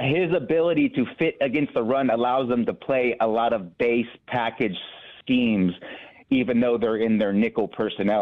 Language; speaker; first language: English; native; English